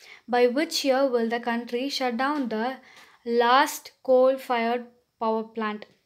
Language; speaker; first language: English; non-native, local second language; Tamil